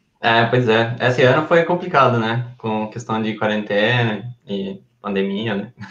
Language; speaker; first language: Portuguese; non-native, fluent; Spanish